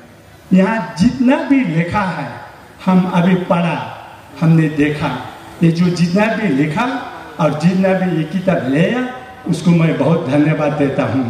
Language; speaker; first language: Hindi; non-native, learner; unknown